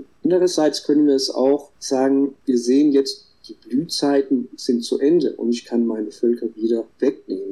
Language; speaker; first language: German; non-native, fluent; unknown